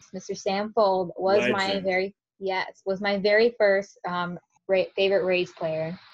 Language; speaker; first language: English; native; English